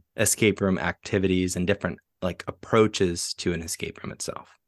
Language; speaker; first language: English; native; English